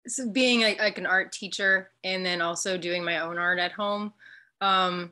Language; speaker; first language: English; native; English